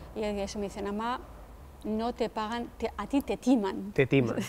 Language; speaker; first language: Spanish; native; Spanish